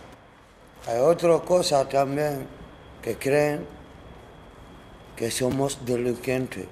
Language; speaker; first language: Spanish; non-native, learner; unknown